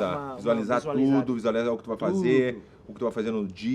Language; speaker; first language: Portuguese; native; Portuguese